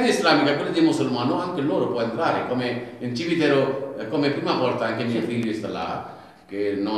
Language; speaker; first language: Italian; non-native, learner; Bangla